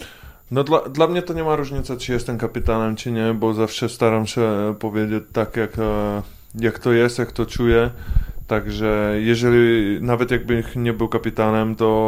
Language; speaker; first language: Polish; non-native, fluent; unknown